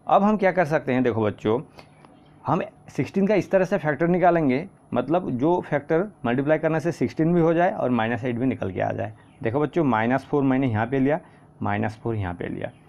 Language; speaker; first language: Hindi; non-native, local second language; Assamese